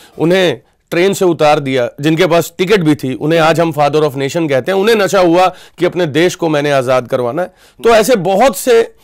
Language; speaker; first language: Hindi; non-native, local second language; Punjabi